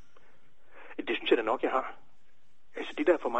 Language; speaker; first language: Danish; native; Danish